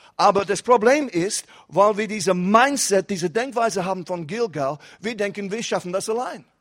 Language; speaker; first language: German; non-native, fluent; English